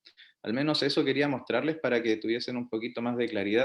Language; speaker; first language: Spanish; native; Spanish